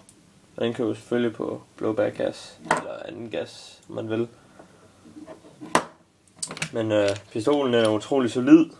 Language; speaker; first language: Danish; native; Danish